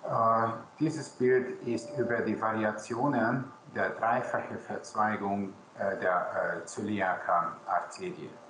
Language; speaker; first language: German; non-native, local second language; Hungarian